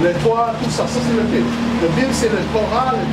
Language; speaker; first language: French; non-native, learner; English